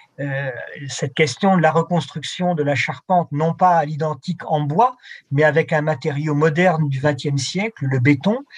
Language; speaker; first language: French; native; French